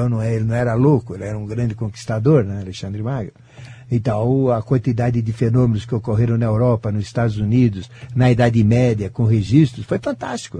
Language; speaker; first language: Portuguese; native; Portuguese